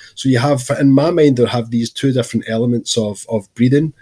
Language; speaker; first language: English; native; English